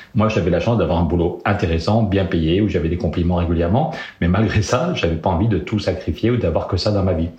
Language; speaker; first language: French; native; French